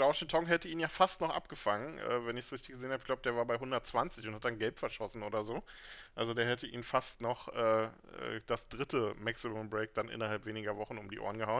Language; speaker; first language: German; native; German